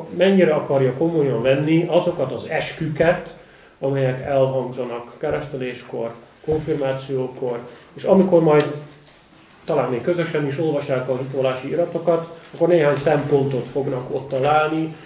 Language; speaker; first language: Hungarian; non-native, fluent; Dutch